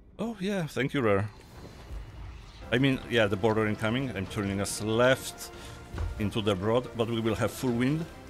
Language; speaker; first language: English; non-native, fluent; Polish